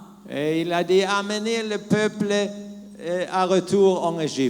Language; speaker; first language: French; non-native, learner; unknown